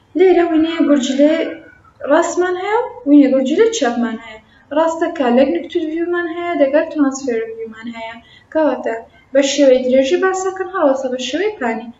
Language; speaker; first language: Central Kurdish; non-native, local second language; Kurdish